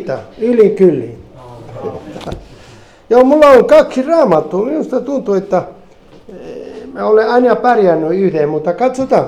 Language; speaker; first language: Finnish; non-native, fluent; Spanish